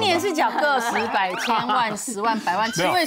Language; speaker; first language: Chinese; native; Chinese